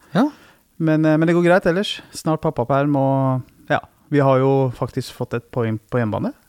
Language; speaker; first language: Norwegian; early bilingual, other home language; Persian